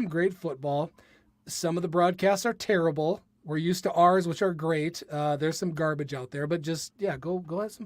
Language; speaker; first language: English; native; English